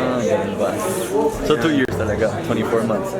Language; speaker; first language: Filipino; non-native, fluent; English